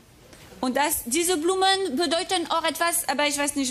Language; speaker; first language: German; non-native, fluent; French